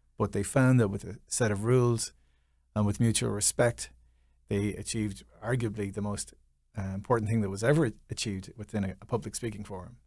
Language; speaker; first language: English; native; English